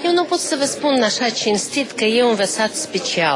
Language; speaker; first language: Romanian; non-native, local second language; Russian